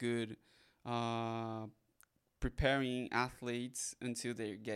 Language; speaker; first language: English; non-native, fluent; Portuguese